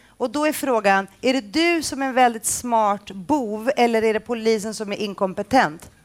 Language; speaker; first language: Swedish; native; Swedish